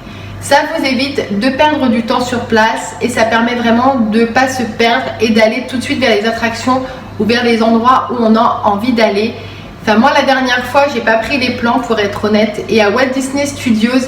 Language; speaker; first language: French; native; French